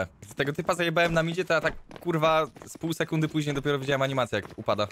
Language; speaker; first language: Polish; native; Polish